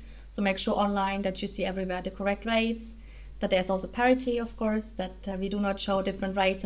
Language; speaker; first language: English; non-native, fluent; German